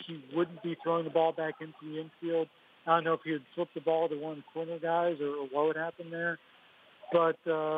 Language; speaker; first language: English; native; English